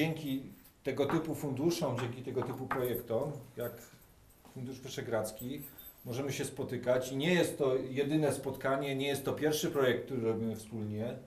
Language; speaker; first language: Polish; native; Polish